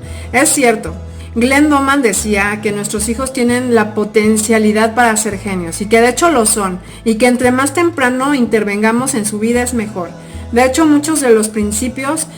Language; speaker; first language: Spanish; native; Spanish